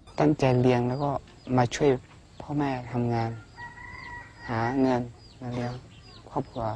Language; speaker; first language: Thai; non-native, local second language; Akha